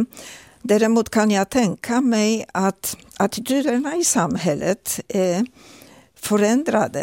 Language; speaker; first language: Swedish; non-native, fluent; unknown